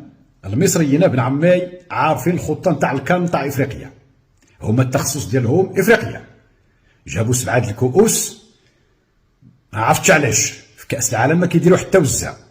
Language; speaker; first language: Arabic; native; Arabic